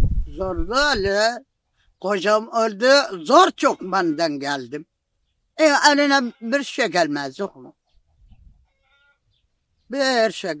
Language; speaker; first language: Turkish; non-native, local second language; Arabic